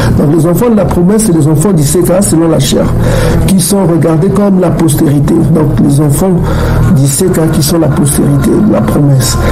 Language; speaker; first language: French; non-native, local second language; Kongo